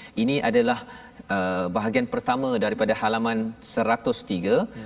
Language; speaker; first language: Malay; native; Malay